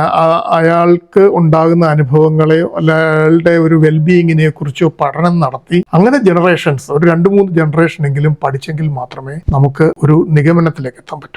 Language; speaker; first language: Malayalam; native; Malayalam